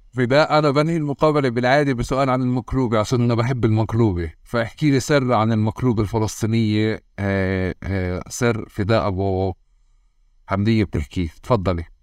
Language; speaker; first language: Arabic; native; Arabic